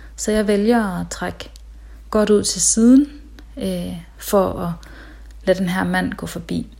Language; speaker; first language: Danish; early bilingual, other home language; Tamil